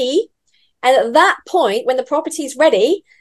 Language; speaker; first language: English; native; English